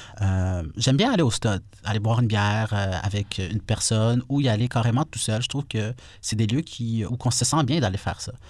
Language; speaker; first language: French; native; French